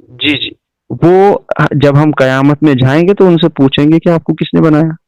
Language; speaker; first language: Urdu; native; Urdu